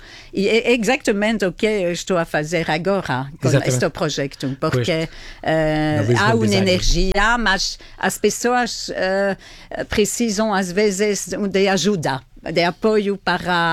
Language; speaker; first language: Portuguese; non-native, fluent; French